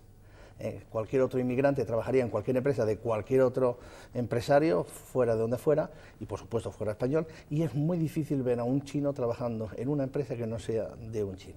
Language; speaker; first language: Spanish; native; Spanish